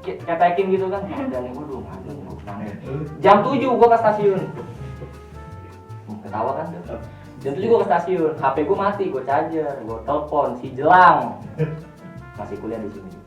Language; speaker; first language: Indonesian; native; Indonesian